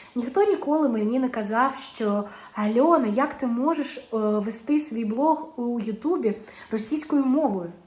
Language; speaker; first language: Ukrainian; non-native, local second language; Russian